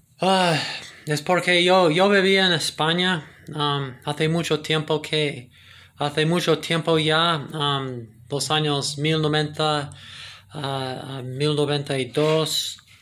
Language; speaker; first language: Spanish; non-native, fluent; English